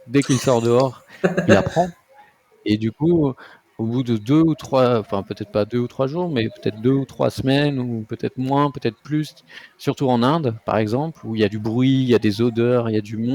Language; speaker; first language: French; native; French